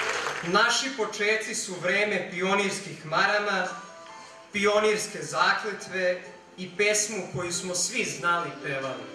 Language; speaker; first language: Serbian; native; Serbian